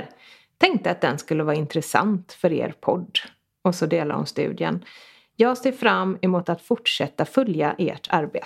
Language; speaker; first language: Swedish; native; Swedish